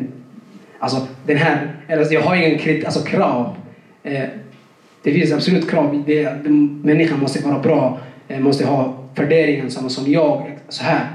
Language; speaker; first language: Swedish; non-native, fluent; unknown